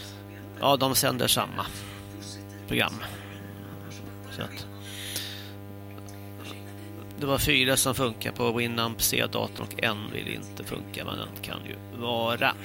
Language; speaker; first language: Swedish; native; Swedish